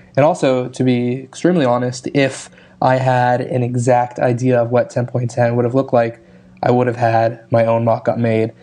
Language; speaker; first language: English; native; English